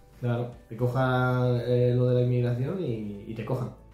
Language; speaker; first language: Spanish; native; Spanish